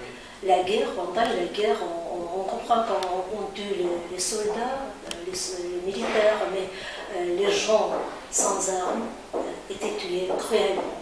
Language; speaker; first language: French; non-native, fluent; Azerbaijani